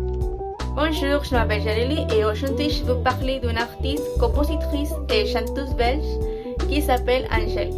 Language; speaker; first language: French; non-native, learner; Spanish